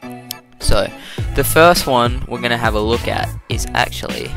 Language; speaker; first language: English; native; English